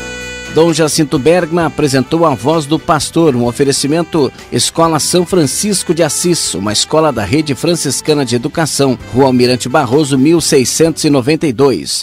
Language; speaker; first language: Portuguese; native; Portuguese